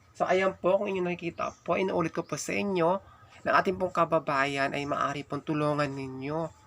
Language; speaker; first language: Filipino; non-native, local second language; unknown